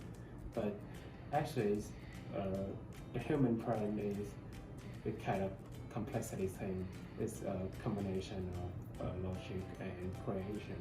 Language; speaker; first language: English; non-native, learner; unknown